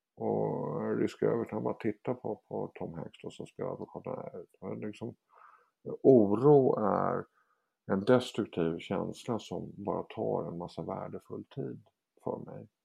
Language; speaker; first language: Swedish; native; Swedish